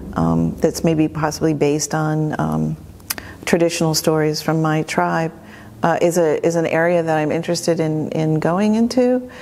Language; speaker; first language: English; native; English